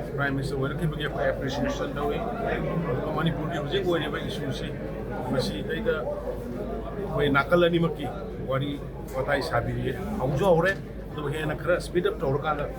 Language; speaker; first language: Manipuri; native; Manipuri